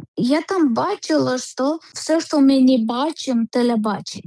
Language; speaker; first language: Ukrainian; non-native, learner; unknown